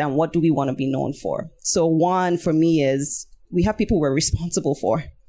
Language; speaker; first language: English; non-native, local second language; Yoruba